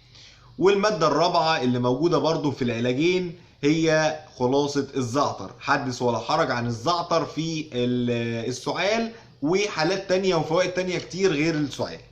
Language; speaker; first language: Arabic; native; Arabic